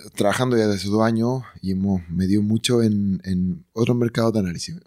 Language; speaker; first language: Spanish; native; Spanish